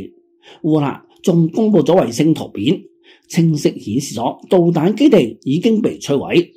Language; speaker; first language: Chinese; non-native, local second language; Cantonese